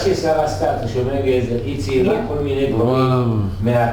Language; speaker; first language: Hebrew; native; Hebrew